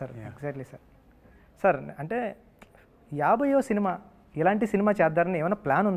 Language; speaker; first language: Telugu; native; Telugu